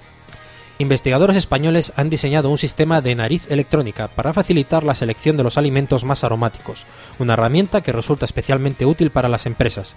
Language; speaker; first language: Spanish; native; Spanish